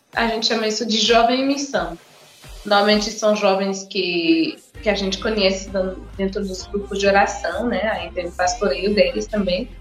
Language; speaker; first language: Portuguese; non-native, fluent; English